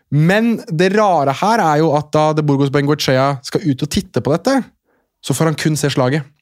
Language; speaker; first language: Norwegian; native; Norwegian